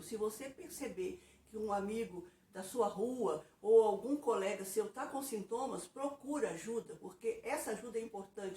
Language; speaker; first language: Portuguese; native; Portuguese